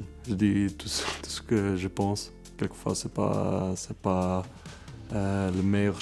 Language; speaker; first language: French; non-native, local second language; Dutch